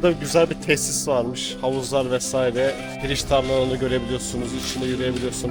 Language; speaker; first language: Turkish; native; Turkish